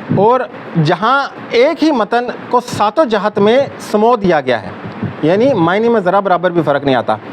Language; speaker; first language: Urdu; non-native, local second language; Punjabi